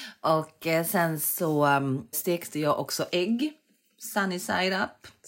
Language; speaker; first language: Swedish; early bilingual, other home language; Korean